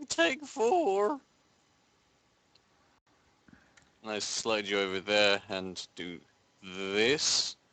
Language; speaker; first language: English; native; English